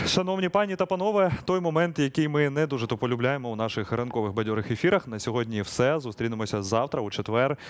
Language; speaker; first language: Ukrainian; native; Ukrainian